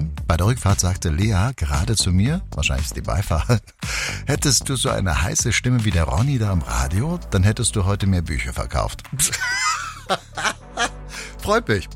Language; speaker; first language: German; native; German